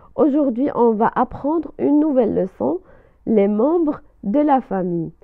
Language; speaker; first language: French; non-native, local second language; Arabic